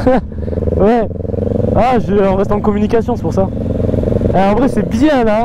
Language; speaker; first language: French; native; French